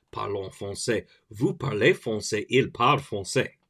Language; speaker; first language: French; non-native, fluent; English